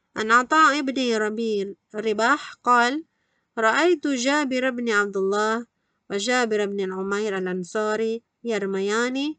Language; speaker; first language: Arabic; non-native, fluent; Malay